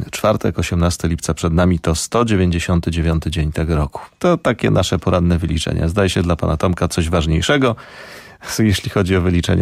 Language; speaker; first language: Polish; native; Polish